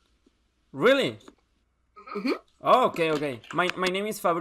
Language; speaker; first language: English; non-native, learner; Spanish